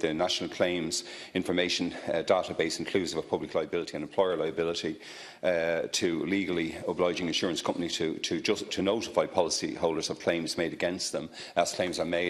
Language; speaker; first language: English; native; English